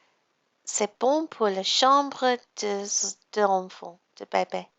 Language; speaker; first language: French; non-native, learner; English